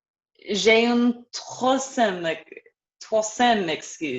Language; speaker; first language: French; non-native, learner; English